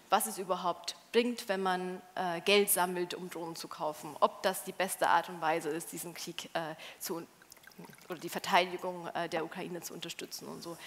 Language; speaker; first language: German; early bilingual, other home language; Polish